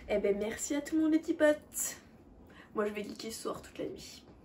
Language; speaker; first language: French; native; French